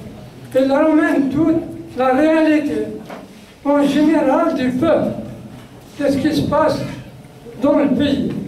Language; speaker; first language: French; non-native, local second language; Kabyle